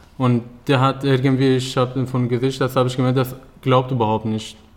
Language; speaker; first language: German; non-native, learner; Persian